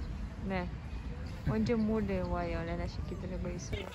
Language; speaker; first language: Korean; non-native, learner; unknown